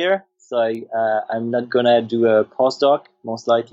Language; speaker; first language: English; non-native, fluent; French